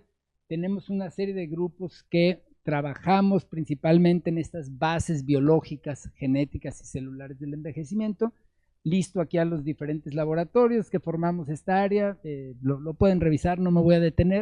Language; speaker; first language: Spanish; native; Spanish